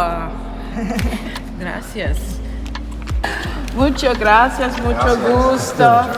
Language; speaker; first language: Spanish; non-native, learner; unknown